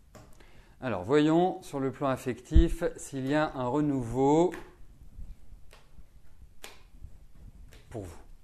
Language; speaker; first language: French; native; French